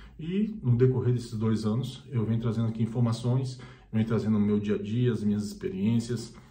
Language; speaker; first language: Portuguese; native; Portuguese